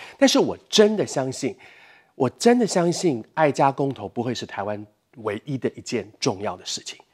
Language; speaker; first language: Chinese; native; Chinese